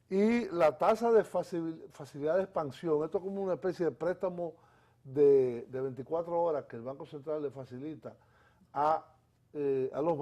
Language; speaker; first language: Spanish; native; Spanish